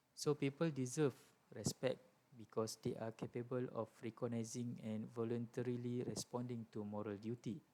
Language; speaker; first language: English; non-native, local second language; Malay